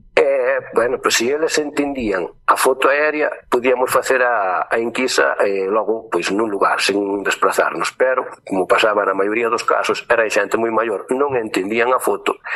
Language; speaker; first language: Galician; native; Galician